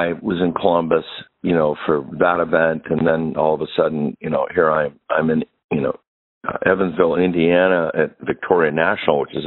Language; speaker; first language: English; native; English